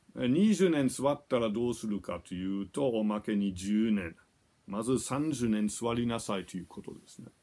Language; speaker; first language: Japanese; non-native, fluent; German